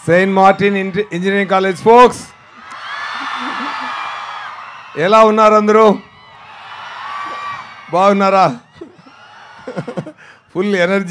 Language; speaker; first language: Telugu; non-native, fluent; Tamil